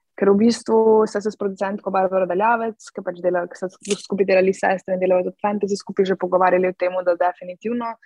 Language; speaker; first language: Slovenian; native; Slovenian